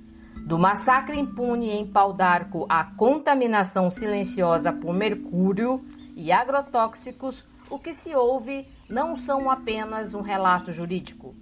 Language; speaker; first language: Portuguese; native; Portuguese